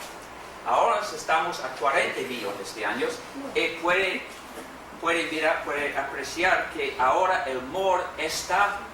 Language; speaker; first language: Spanish; non-native, fluent; English